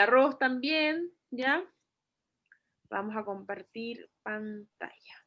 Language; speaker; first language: Spanish; native; Spanish